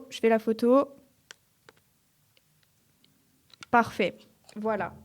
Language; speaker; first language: French; native; French